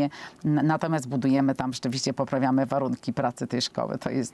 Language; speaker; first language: Polish; native; Polish